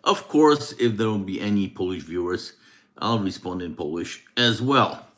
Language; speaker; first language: English; non-native, fluent; Polish